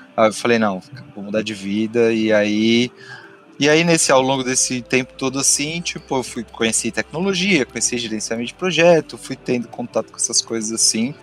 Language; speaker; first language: Portuguese; native; Portuguese